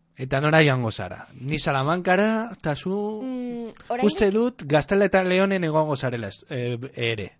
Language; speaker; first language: Basque; non-native, local second language; Spanish